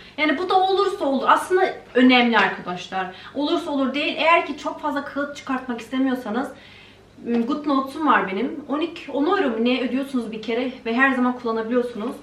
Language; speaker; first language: Turkish; early bilingual, heritage; Turkish